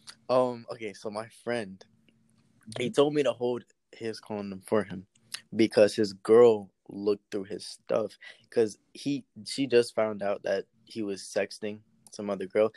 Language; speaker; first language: English; native; English